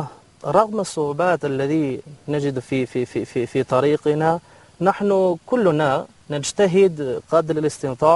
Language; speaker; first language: Arabic; non-native, local second language; Albanian